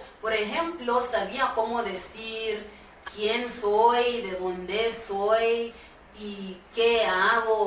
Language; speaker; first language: Spanish; non-native, fluent; Swahili